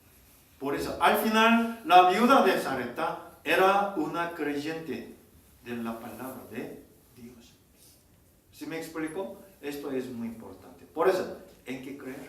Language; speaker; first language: Spanish; non-native, learner; Korean